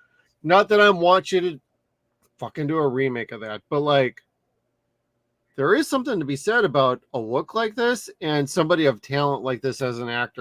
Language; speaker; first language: English; native; English